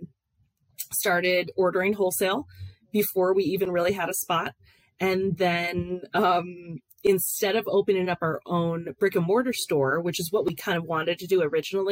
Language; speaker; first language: English; native; English